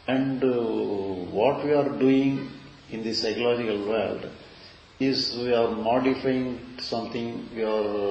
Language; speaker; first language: English; non-native, local second language; Tamil